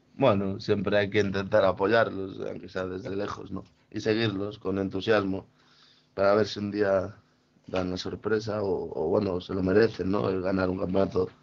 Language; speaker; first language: Spanish; native; Spanish